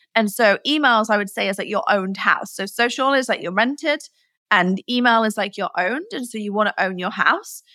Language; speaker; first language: English; native; English